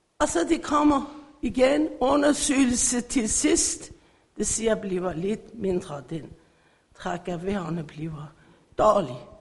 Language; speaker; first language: Danish; non-native, learner; Persian